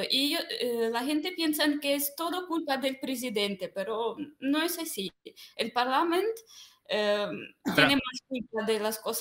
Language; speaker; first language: Spanish; non-native, fluent; Russian